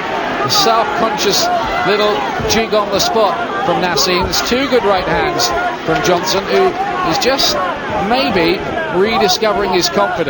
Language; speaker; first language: English; native; English